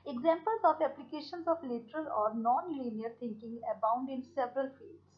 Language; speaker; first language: English; non-native, local second language; Punjabi